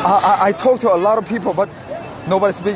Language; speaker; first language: English; non-native, learner; Korean